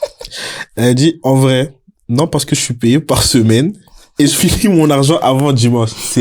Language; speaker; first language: French; native; French